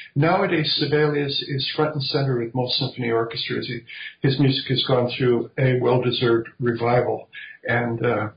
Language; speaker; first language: English; native; English